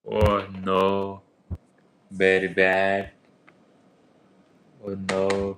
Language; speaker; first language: English; non-native, learner; Nepali